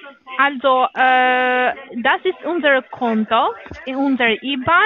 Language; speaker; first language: German; non-native, learner; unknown